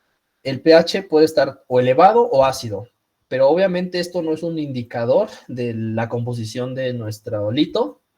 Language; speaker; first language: Spanish; native; Spanish